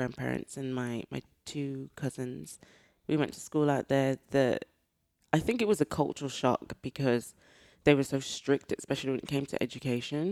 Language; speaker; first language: English; native; English